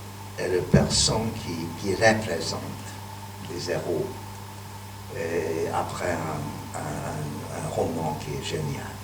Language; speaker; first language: French; non-native, fluent; Hungarian